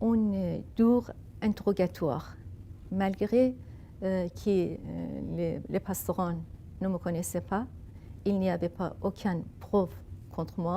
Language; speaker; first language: French; non-native, fluent; Persian